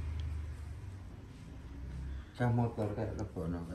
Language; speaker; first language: Indonesian; non-native, local second language; Javanese